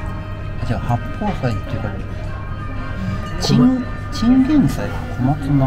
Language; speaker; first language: Japanese; native; Japanese